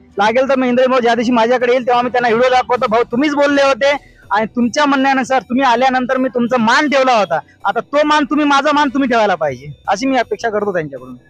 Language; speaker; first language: Marathi; non-native, local second language; Lambadi